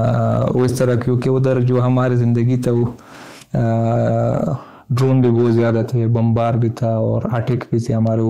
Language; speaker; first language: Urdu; non-native, fluent; Pashto